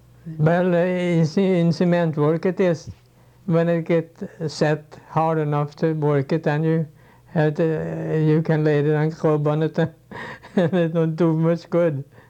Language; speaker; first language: English; non-native, fluent; Swedish